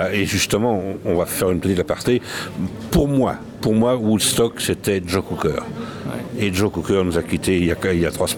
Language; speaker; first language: French; native; French